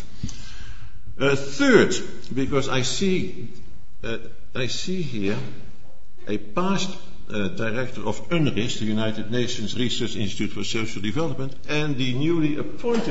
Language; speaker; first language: English; non-native, fluent; Dutch